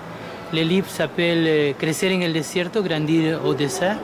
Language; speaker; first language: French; non-native, fluent; Spanish